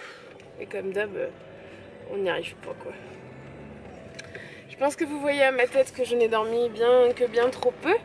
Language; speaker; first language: French; native; French